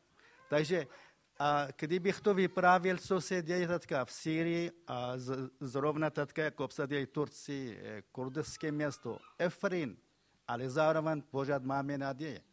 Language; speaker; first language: Czech; non-native, fluent; Kurdish